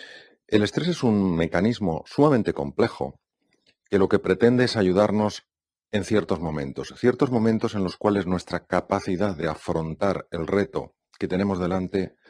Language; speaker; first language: Spanish; native; Spanish